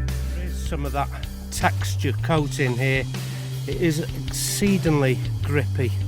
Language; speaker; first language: English; native; English